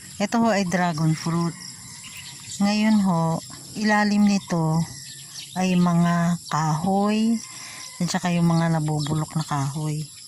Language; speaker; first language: Filipino; native; Filipino